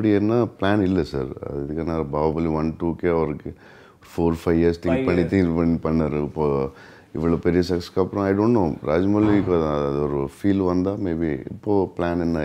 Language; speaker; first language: Tamil; non-native, learner; Telugu